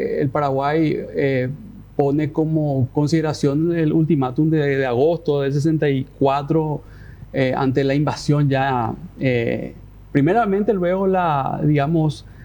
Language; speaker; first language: Spanish; native; Spanish